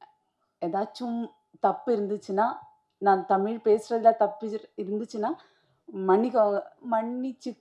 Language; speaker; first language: Tamil; non-native, learner; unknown